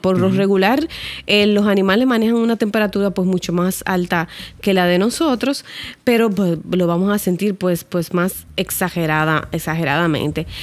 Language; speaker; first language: Spanish; native; Spanish